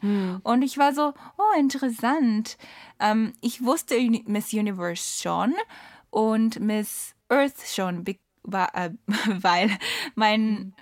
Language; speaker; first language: German; non-native, learner; Japanese